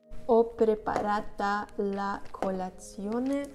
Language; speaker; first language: Italian; non-native, learner; Polish